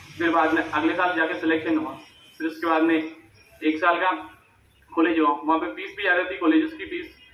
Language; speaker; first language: Hindi; native; Hindi